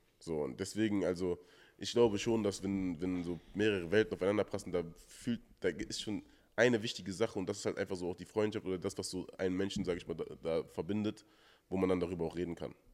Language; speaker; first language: German; native; German